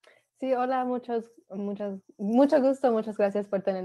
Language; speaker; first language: Spanish; early bilingual, other home language; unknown